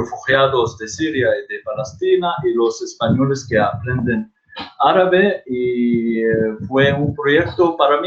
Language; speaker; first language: Spanish; non-native, fluent; Arabic